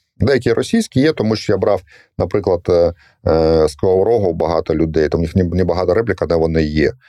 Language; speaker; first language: Ukrainian; non-native, local second language; Russian